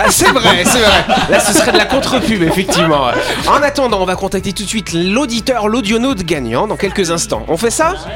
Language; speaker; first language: French; native; French